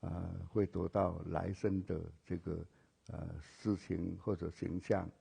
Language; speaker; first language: Chinese; native; Chinese